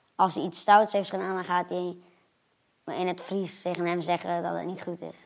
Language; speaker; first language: Dutch; early bilingual, other home language; German